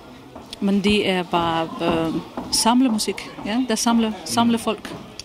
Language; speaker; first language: Danish; non-native, fluent; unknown